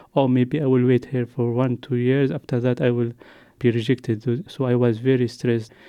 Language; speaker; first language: English; non-native, learner; Arabic